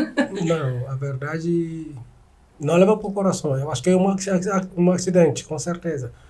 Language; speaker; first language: Portuguese; non-native, learner; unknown